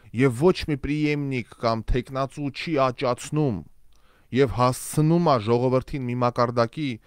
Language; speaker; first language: Armenian; native; Armenian